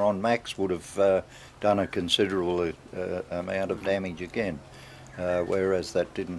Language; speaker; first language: English; native; English